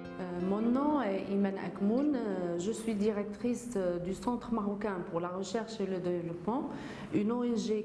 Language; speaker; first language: French; non-native, local second language; Arabic